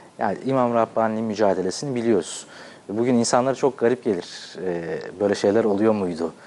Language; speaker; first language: Turkish; native; Turkish